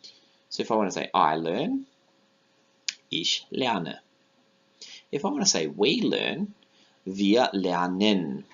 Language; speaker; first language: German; non-native, fluent; English